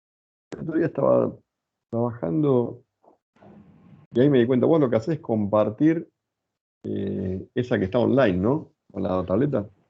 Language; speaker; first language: Spanish; native; Spanish